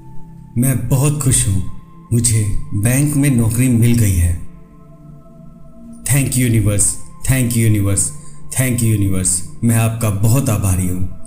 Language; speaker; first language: Hindi; native; Hindi